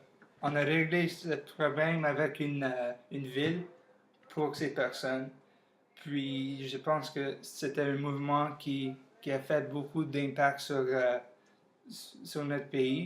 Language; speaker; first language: French; non-native, local second language; English